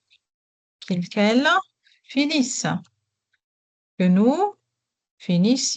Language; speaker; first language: French; non-native, local second language; Arabic